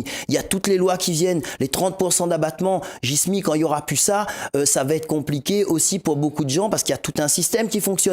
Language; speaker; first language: French; non-native, local second language; Réunion Creole French